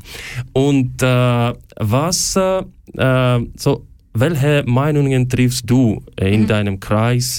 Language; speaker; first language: German; non-native, learner; Ukrainian